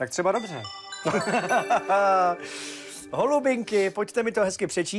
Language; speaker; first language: Czech; native; Czech